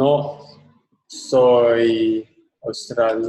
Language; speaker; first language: Spanish; non-native, learner; English